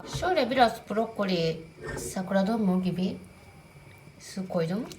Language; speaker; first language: Turkish; non-native, fluent; Japanese